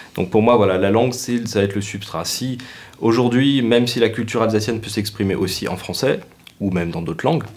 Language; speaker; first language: French; native; French